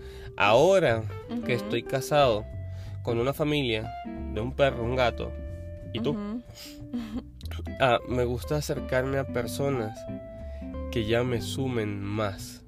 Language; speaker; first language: Spanish; native; Spanish